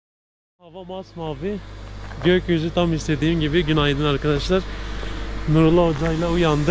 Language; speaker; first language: Turkish; native; Turkish